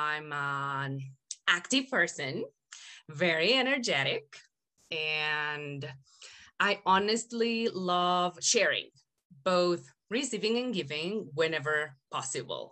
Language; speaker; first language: English; non-native, fluent; Spanish